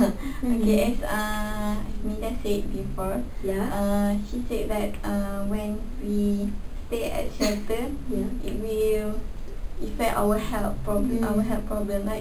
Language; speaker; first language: English; non-native, local second language; Malay